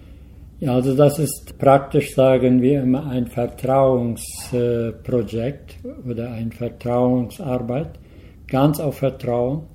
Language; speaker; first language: German; early bilingual, heritage; Low German